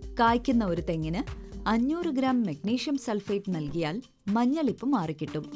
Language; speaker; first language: Malayalam; native; Malayalam